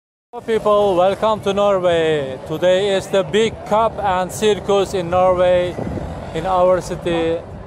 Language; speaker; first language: English; non-native, learner; Turkish